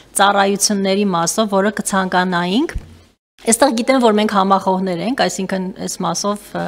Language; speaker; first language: Armenian; native; Armenian